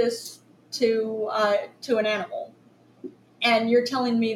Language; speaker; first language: English; native; English